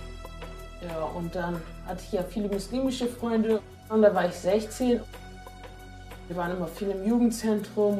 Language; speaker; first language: German; native; German